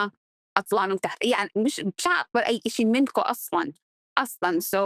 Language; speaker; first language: Arabic; early bilingual, heritage; Arabic